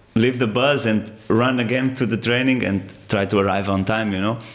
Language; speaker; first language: English; non-native, fluent; Portuguese